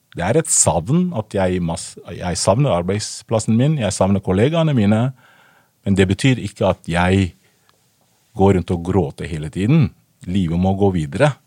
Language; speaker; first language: Norwegian; non-native, fluent; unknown